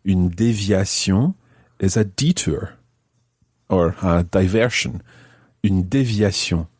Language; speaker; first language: French; non-native, fluent; English